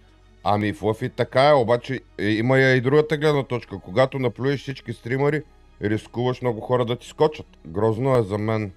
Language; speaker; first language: Bulgarian; native; Bulgarian